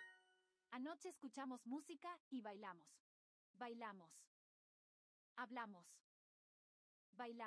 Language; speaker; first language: Spanish; non-native, learner; Czech